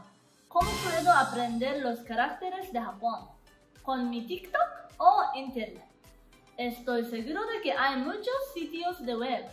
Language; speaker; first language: Spanish; non-native, learner; Japanese